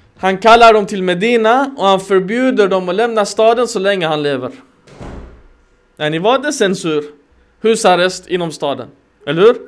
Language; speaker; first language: Swedish; non-native, fluent; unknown